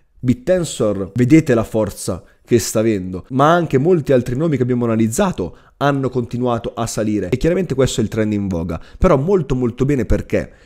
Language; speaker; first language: Italian; native; Italian